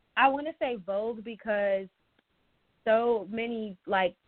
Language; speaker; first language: English; native; English